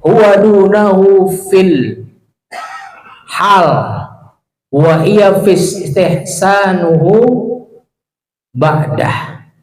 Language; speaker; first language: Arabic; non-native, fluent; Indonesian